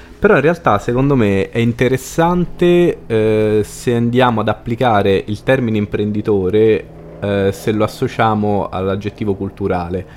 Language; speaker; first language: Italian; native; Italian